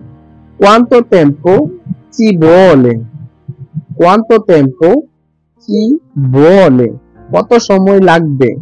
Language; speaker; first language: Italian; non-native, learner; Bangla